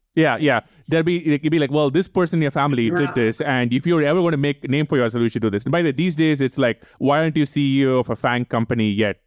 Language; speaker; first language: English; non-native, local second language; Tamil